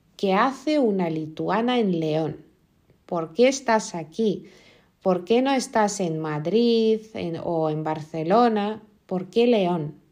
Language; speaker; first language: Spanish; non-native, fluent; Lithuanian